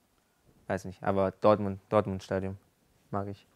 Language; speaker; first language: German; non-native, learner; Japanese